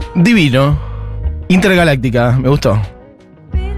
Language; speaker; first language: Spanish; native; Spanish